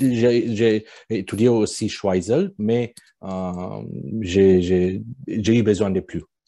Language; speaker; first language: French; non-native, fluent; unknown